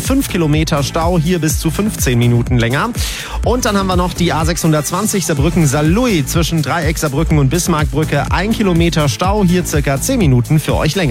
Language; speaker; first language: German; native; German